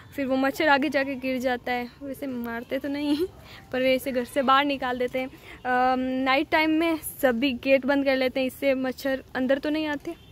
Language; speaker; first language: Hindi; native; Hindi